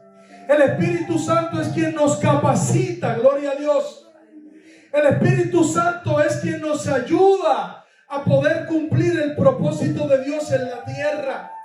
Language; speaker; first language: Spanish; native; Spanish